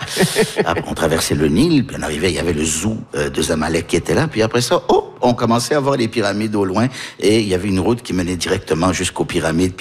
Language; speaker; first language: French; early bilingual, heritage; French